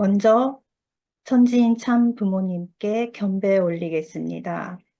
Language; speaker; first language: Korean; native; Korean